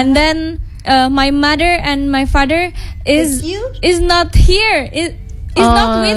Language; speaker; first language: English; non-native, learner; Indonesian